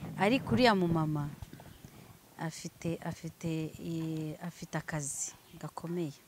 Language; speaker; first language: Kinyarwanda; early bilingual, heritage; Swahili